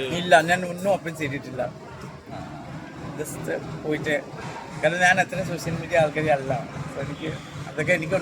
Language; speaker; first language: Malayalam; non-native, learner; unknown